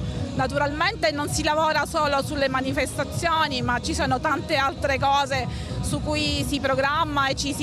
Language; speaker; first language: Italian; native; Italian